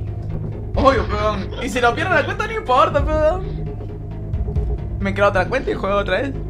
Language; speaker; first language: Spanish; native; Spanish